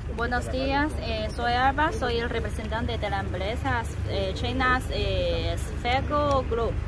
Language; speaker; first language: Spanish; non-native, learner; Chinese